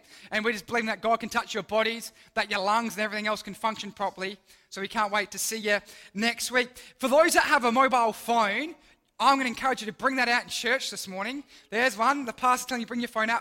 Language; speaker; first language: English; native; English